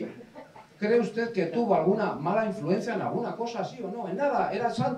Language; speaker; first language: Spanish; native; Spanish